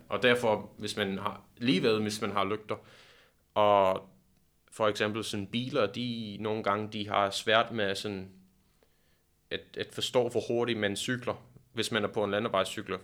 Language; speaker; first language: Danish; non-native, fluent; English